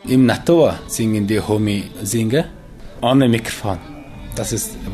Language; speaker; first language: German; non-native, learner; Mongolian